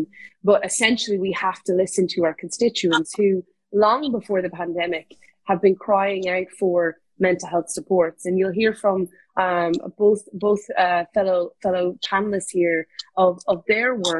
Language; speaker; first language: English; native; English